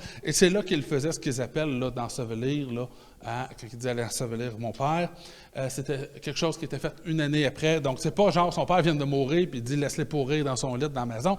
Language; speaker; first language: French; native; French